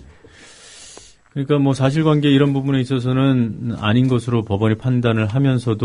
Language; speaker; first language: Korean; native; Korean